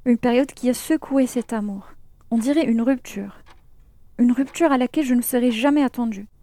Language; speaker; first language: French; non-native, local second language; Arabic